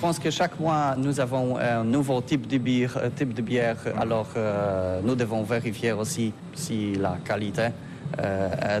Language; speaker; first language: French; non-native, learner; Polish